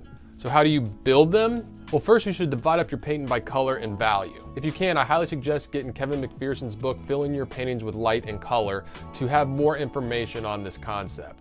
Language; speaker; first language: English; native; English